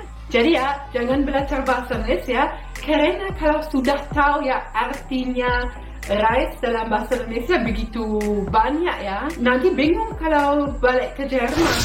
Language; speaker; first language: Indonesian; non-native, fluent; German